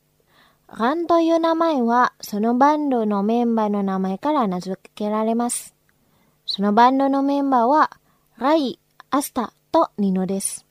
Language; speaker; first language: Japanese; non-native, fluent; Indonesian